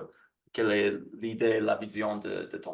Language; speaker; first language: French; non-native, fluent; English